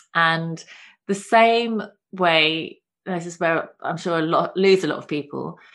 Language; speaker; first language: English; native; English